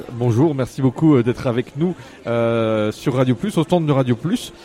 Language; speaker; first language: French; native; French